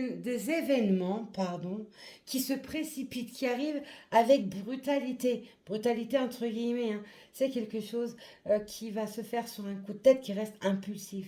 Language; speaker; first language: French; native; French